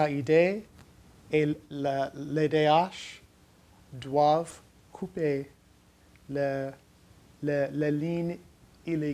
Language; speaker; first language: French; non-native, learner; English